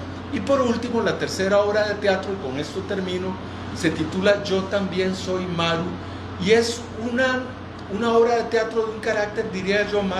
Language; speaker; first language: Spanish; native; Spanish